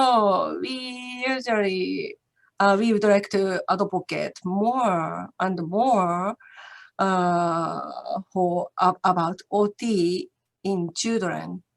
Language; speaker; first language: English; non-native, learner; Japanese